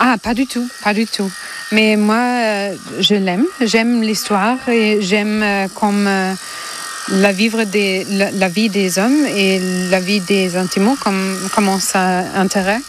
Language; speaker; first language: French; non-native, fluent; German